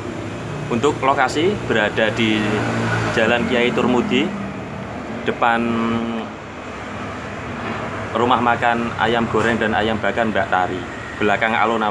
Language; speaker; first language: Indonesian; native; Indonesian